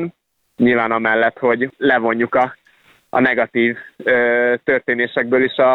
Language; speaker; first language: Hungarian; native; Hungarian